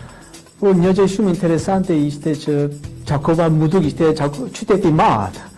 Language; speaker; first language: Albanian; non-native, fluent; Korean